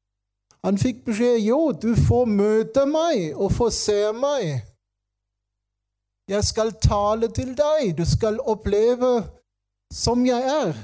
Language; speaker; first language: Norwegian; non-native, fluent; German